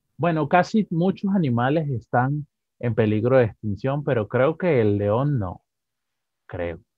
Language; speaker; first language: Spanish; native; Spanish